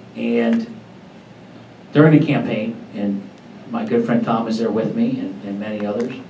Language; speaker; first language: English; native; English